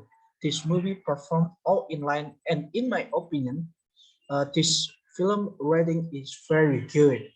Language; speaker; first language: English; non-native, learner; Indonesian